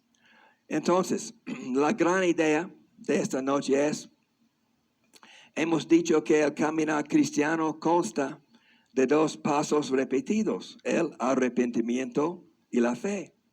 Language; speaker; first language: Spanish; non-native, fluent; English